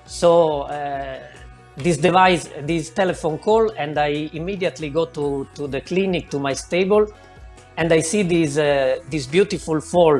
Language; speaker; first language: English; non-native, learner; Italian